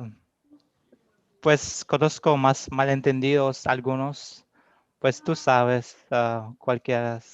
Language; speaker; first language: Spanish; non-native, learner; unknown